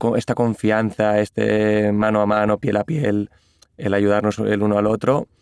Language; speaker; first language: Spanish; non-native, local second language; Catalan